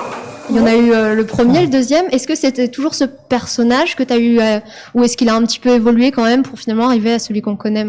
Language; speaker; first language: French; native; French